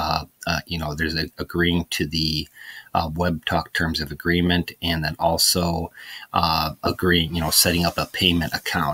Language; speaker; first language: English; native; English